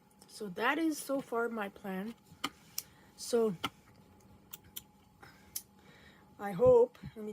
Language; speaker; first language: English; native; English